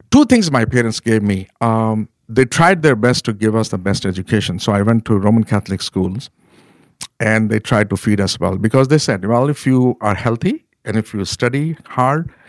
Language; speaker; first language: English; non-native, local second language; Urdu